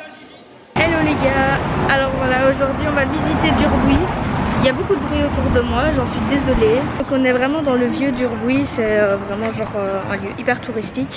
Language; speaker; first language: French; native; French